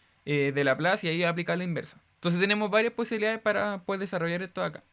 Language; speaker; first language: Spanish; native; Spanish